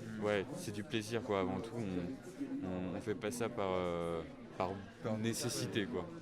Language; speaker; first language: French; native; French